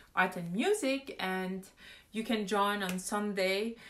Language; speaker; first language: English; non-native, fluent; French